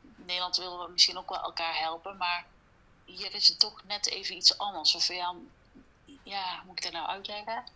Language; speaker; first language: Dutch; native; Dutch